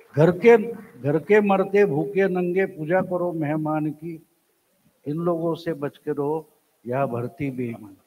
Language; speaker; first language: Hindi; non-native, local second language; Marathi